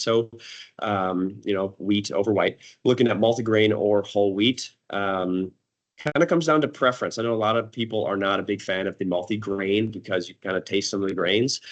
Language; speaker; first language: English; native; English